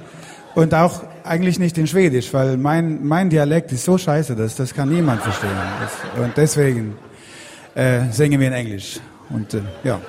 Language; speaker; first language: German; non-native, learner; Swedish